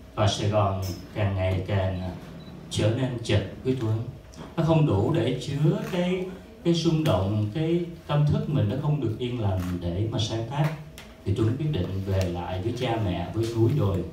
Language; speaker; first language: Vietnamese; native; Vietnamese